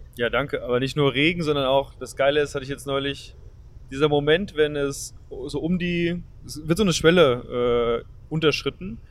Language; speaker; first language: German; native; German